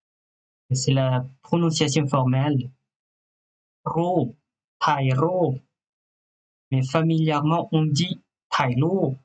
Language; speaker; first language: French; non-native, fluent; Thai